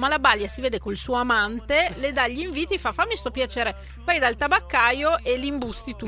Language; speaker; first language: Italian; native; Italian